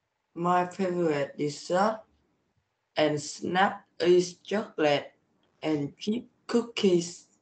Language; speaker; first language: English; non-native, learner; Vietnamese